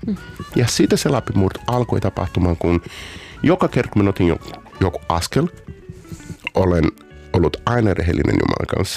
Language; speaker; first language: Finnish; non-native, fluent; Portuguese